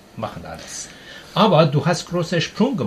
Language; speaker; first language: German; non-native, learner; Persian